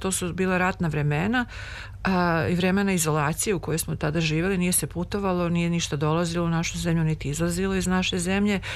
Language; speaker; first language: Serbian; native; Serbian